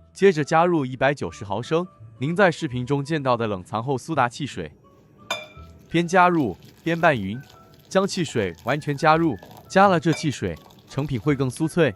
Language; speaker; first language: Chinese; native; Chinese